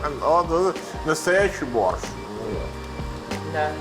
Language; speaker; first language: Russian; non-native, fluent; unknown